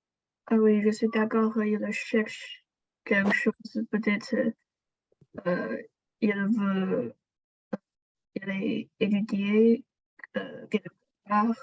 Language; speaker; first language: French; non-native, learner; Chinese